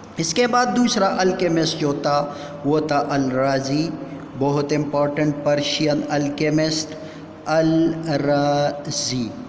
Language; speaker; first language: Urdu; non-native, local second language; Pashto